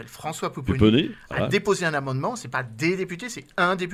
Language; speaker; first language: French; native; French